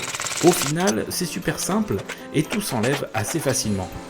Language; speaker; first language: French; native; French